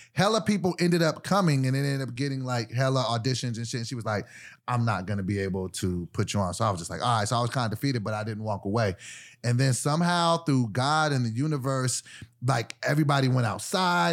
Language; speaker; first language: English; native; English